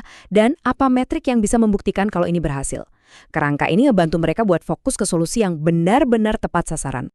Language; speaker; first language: Indonesian; native; Indonesian